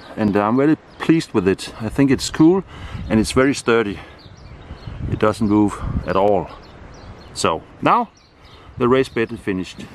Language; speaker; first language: English; non-native, fluent; Danish